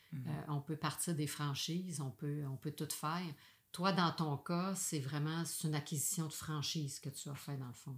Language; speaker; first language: French; native; French